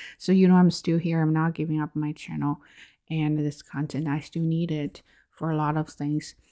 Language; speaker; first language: English; non-native, fluent; Chinese